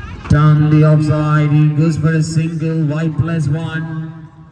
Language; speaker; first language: English; non-native, local second language; Malayalam